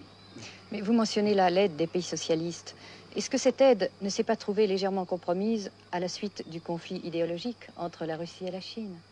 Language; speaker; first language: French; native; French